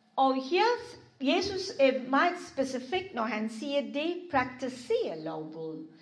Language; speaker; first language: Danish; non-native, fluent; English